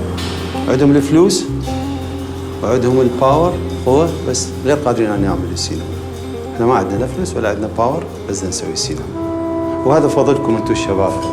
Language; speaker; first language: Arabic; native; Arabic